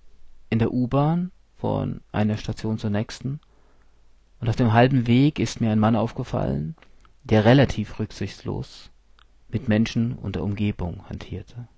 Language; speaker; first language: German; native; German